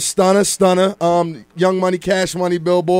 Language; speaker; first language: English; native; English